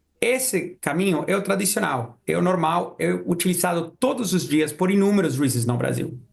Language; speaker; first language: Portuguese; non-native, fluent; Spanish